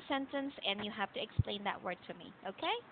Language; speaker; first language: English; non-native, local second language; Filipino